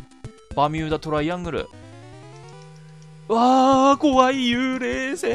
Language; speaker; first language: Japanese; native; Japanese